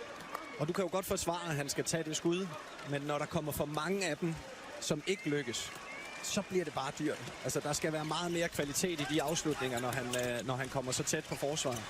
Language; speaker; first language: Danish; native; Danish